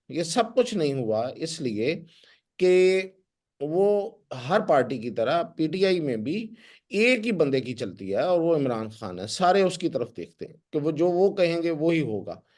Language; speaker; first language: Urdu; non-native, local second language; Punjabi